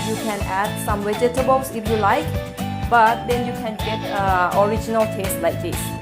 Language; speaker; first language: English; non-native, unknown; Thai